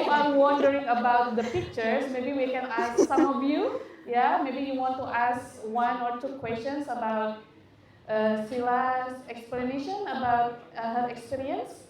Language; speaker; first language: English; non-native, fluent; Indonesian